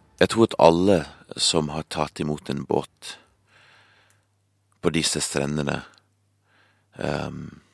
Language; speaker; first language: Norwegian; non-native, fluent; English